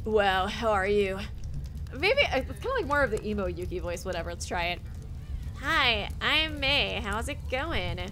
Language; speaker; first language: English; native; English